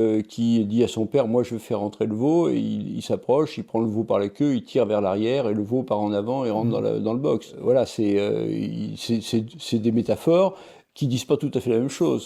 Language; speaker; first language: French; native; French